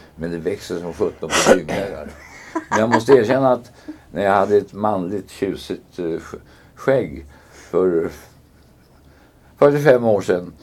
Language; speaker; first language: Swedish; native; Swedish